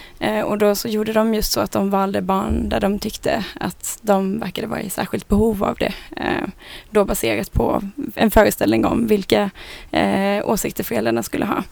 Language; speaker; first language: Swedish; native; Swedish